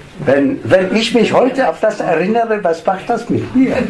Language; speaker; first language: German; non-native, fluent; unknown